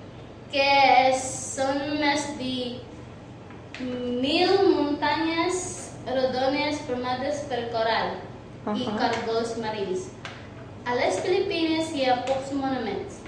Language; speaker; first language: Catalan; non-native, learner; Cebuano